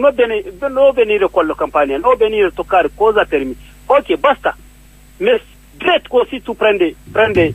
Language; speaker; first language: Italian; non-native, learner; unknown